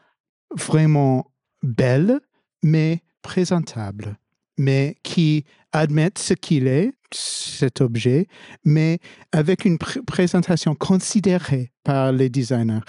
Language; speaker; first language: French; non-native, fluent; English